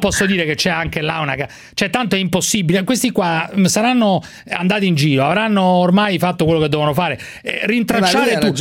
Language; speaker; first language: Italian; native; Italian